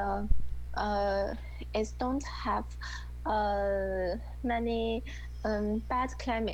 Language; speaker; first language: English; non-native, learner; Chinese